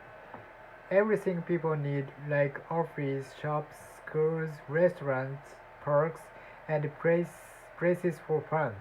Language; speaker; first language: English; non-native, learner; Japanese